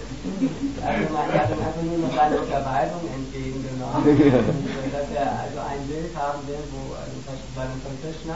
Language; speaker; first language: German; native; German